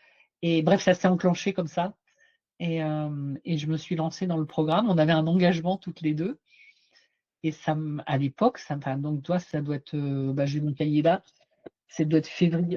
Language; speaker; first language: French; native; French